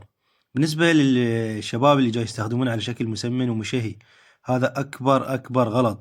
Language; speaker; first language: Arabic; native; Arabic